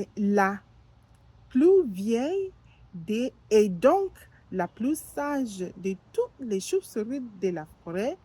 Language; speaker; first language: French; non-native, learner; English